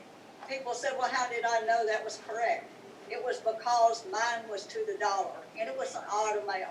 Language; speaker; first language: English; native; English